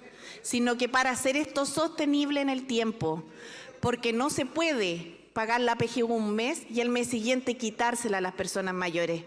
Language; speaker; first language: Spanish; native; Spanish